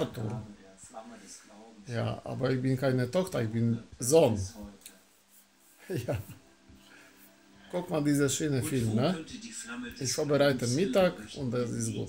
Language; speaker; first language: German; non-native, learner; Polish